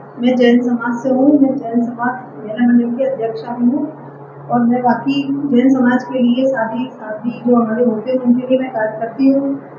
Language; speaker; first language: Hindi; native; Hindi